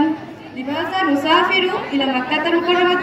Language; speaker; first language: Arabic; non-native, learner; Bangla